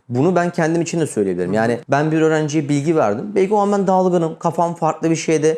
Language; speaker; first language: Turkish; native; Turkish